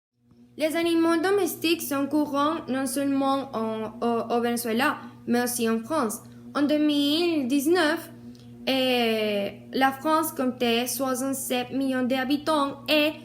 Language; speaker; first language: French; non-native, learner; Spanish